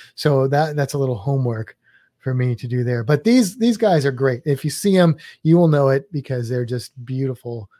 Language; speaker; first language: English; native; English